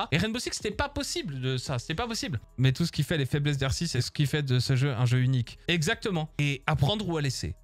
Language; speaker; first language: French; native; French